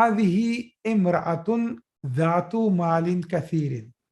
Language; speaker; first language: Arabic; non-native, fluent; Urdu